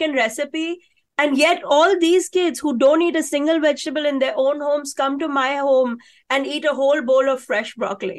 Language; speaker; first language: English; non-native, local second language; Hindi